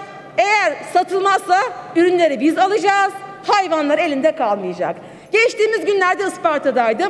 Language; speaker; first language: Turkish; native; Turkish